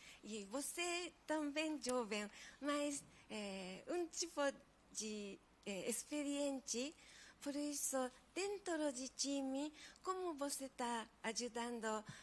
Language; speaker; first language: Portuguese; non-native, fluent; Japanese